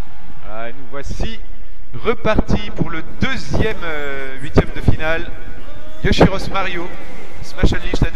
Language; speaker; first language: French; native; French